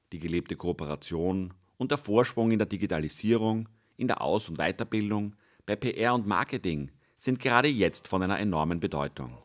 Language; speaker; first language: German; native; German